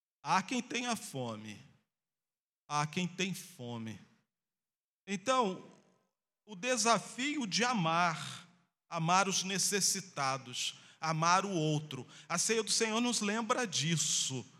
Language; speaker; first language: Portuguese; native; Portuguese